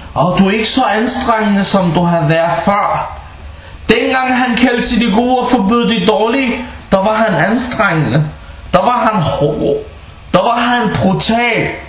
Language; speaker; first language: Danish; early bilingual, other home language; Bosnian